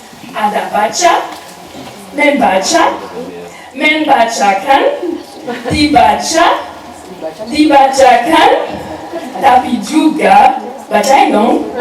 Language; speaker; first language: Indonesian; non-native, learner; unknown